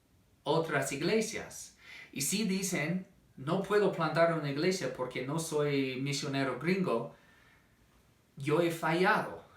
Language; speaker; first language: Spanish; non-native, fluent; English